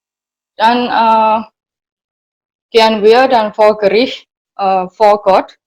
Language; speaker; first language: German; non-native, learner; Indonesian